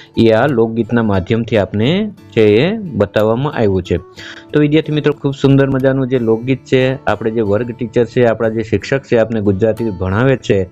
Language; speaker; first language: Gujarati; native; Gujarati